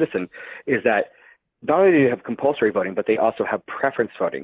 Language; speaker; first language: English; native; English